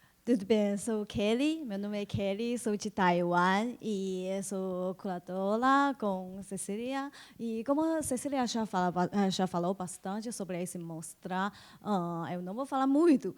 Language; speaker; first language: Portuguese; non-native, learner; Chinese